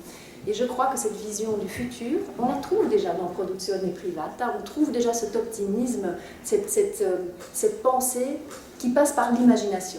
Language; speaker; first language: French; native; French